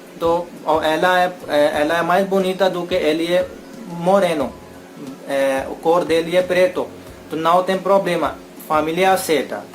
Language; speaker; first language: Portuguese; non-native, learner; Hindi